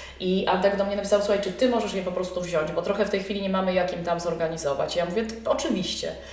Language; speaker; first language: Polish; native; Polish